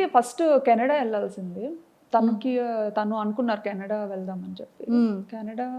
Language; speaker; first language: Telugu; native; Telugu